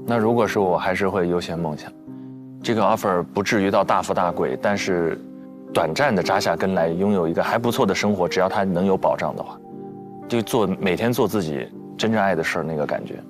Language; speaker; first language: Chinese; native; Chinese